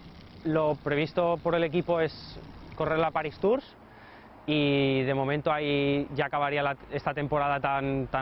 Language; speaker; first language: Spanish; non-native, local second language; Catalan